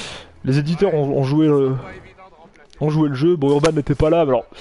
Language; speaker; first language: French; native; French